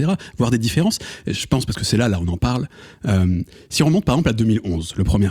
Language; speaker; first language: French; native; French